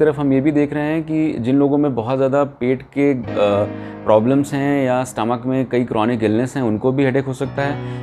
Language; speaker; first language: Hindi; native; Hindi